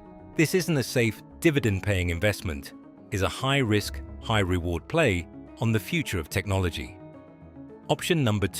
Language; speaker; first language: English; native; English